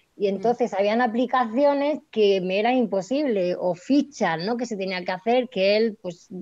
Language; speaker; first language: Spanish; native; Spanish